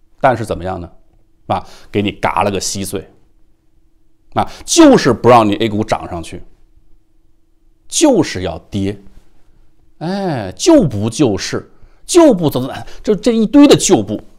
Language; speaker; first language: Chinese; native; Chinese